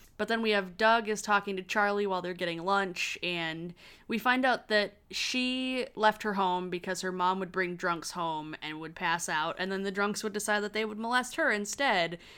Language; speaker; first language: English; native; English